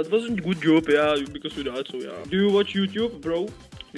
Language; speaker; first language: English; non-native, learner; Czech